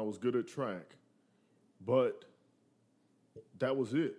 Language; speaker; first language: English; early bilingual, other home language; Spanish